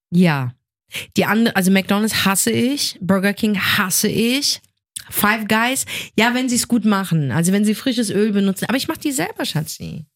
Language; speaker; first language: German; early bilingual, other home language; Arabic